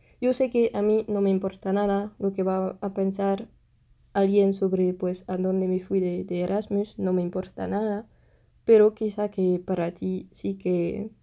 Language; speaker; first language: Spanish; non-native, fluent; French